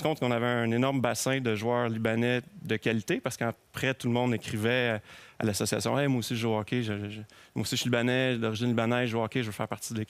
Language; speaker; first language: French; native; French